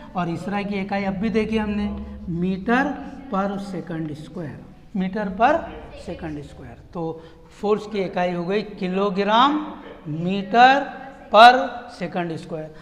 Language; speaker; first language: Hindi; non-native, local second language; Urdu